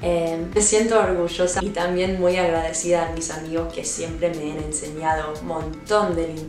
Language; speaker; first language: Spanish; non-native, fluent; English